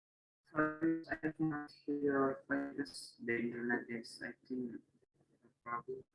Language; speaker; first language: English; non-native, learner; Indonesian